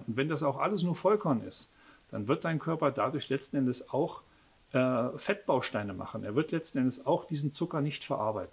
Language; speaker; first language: German; native; German